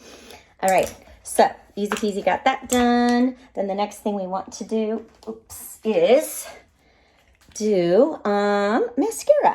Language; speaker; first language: English; native; English